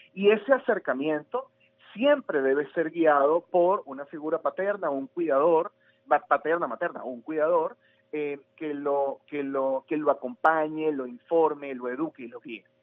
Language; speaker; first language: Spanish; native; Spanish